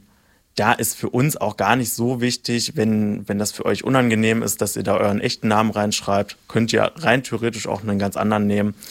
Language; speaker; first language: German; native; German